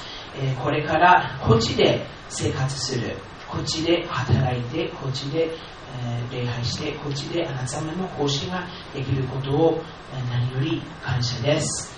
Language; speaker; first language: Japanese; non-native, fluent; English